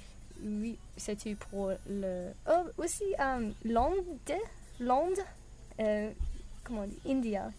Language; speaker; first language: French; non-native, learner; English